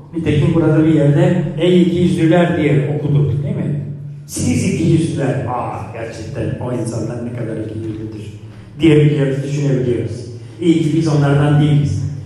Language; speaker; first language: Turkish; non-native, fluent; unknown